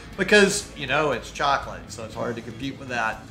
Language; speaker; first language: English; native; English